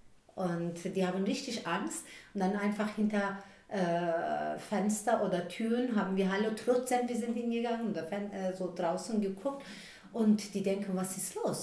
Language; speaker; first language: German; non-native, learner; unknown